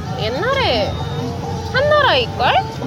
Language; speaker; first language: Korean; non-native, fluent; Indonesian